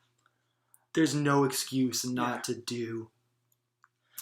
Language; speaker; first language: English; native; English